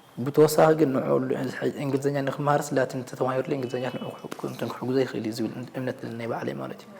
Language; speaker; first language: Tigrinya; non-native, local second language; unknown